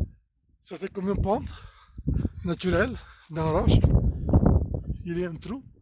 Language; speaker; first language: French; non-native, fluent; Bulgarian